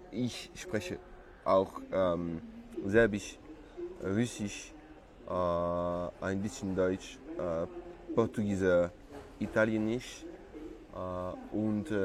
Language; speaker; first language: German; non-native, learner; French